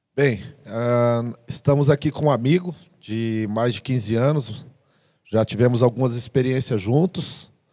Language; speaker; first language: Portuguese; native; Portuguese